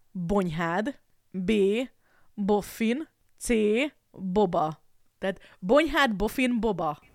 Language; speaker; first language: Hungarian; native; Hungarian